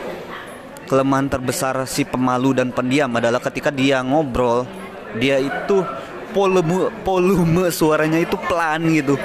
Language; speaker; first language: Indonesian; native; Indonesian